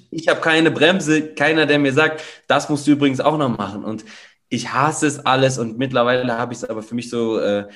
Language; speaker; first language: German; native; German